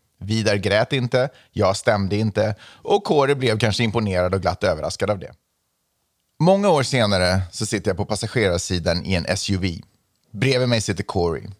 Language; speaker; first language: Swedish; native; Swedish